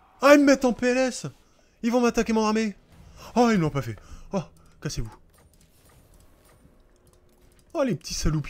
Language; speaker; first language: French; native; French